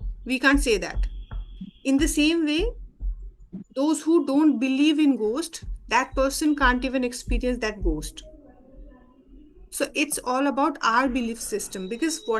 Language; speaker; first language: English; non-native, fluent; Bangla